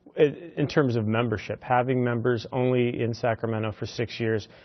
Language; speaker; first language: English; native; English